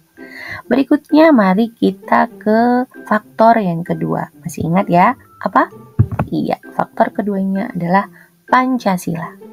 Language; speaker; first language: Indonesian; native; Indonesian